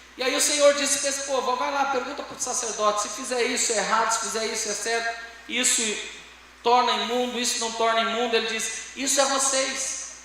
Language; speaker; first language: Portuguese; native; Portuguese